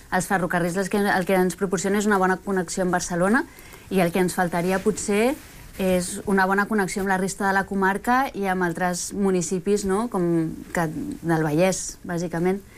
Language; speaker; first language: Catalan; early bilingual, other home language; Spanish